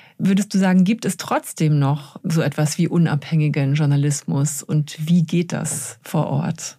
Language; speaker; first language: German; native; German